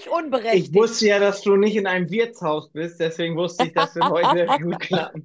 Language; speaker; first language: German; native; German